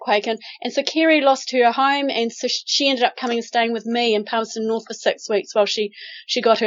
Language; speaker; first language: English; native; English